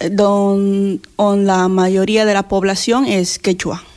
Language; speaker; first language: Catalan; non-native, learner; Spanish